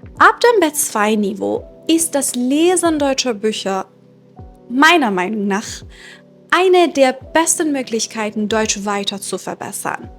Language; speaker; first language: German; non-native, fluent; Persian